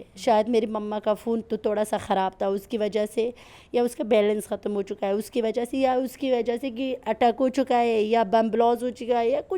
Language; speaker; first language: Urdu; non-native, learner; Persian